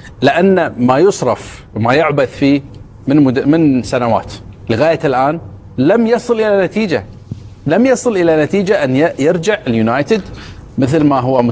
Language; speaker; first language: Arabic; native; Arabic